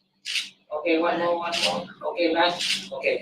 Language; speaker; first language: English; non-native, local second language; Malay